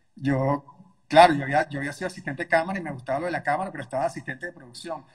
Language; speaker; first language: Spanish; native; Spanish